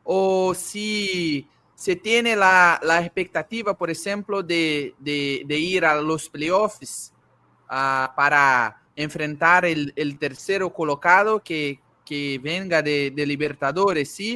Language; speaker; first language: Spanish; non-native, learner; Portuguese